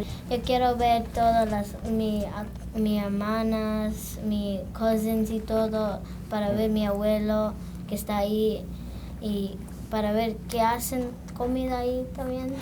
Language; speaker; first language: Spanish; early bilingual, heritage; Spanish